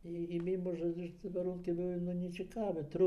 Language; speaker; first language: Polish; native; Polish